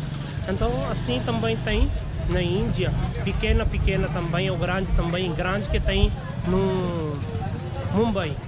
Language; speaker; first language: Portuguese; non-native, learner; Hindi